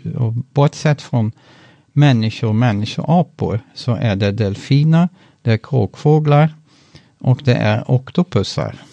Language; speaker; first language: Swedish; non-native, fluent; Dutch